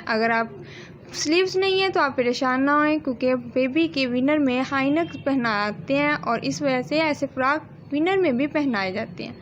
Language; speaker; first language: Hindi; native; Hindi